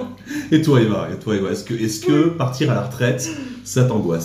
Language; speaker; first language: French; native; French